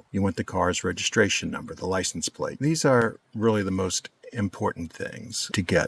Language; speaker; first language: English; native; English